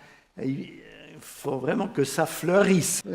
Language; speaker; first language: French; non-native, fluent; Swiss German